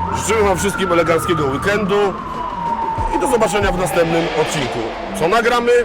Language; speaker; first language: Polish; native; Polish